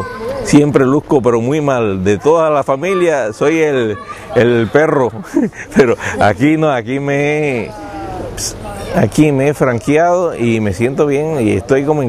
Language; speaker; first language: Spanish; non-native, fluent; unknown